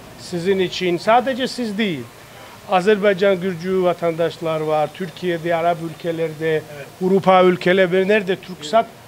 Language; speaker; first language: Turkish; non-native, learner; Georgian